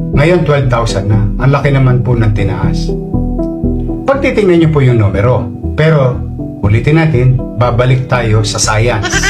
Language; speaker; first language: Filipino; native; Filipino